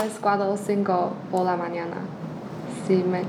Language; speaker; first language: Spanish; non-native, learner; Chinese